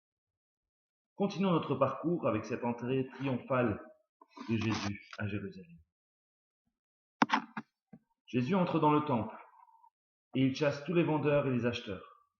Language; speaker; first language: French; native; French